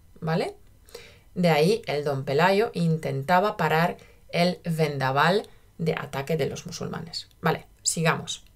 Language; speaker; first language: Spanish; native; Spanish